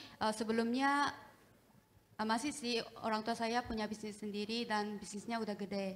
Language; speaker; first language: Indonesian; non-native, fluent; Korean